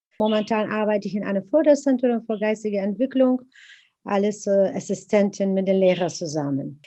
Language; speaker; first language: German; non-native, fluent; Arabic